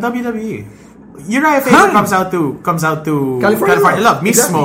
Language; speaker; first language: English; non-native, local second language; Filipino